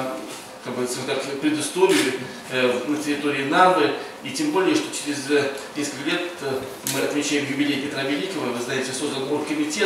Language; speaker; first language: Russian; native; Russian